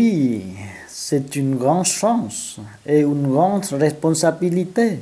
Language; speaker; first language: French; non-native, fluent; Vietnamese